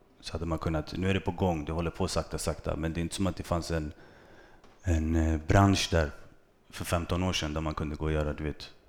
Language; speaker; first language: Swedish; early bilingual, other home language; Kurdish